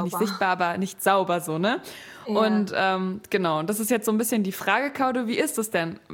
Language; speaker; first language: German; native; German